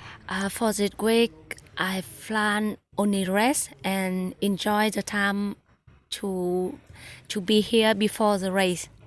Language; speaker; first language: English; non-native, learner; Vietnamese